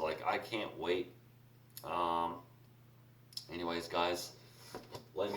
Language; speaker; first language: English; native; English